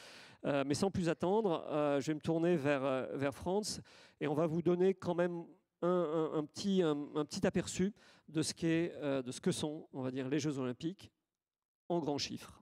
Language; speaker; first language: French; native; French